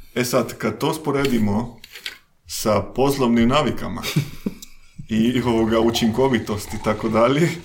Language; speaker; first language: Croatian; non-native, fluent; Spanish